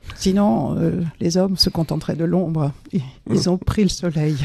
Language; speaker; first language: French; native; French